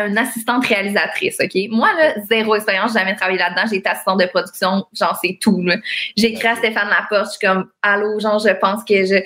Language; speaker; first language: French; native; French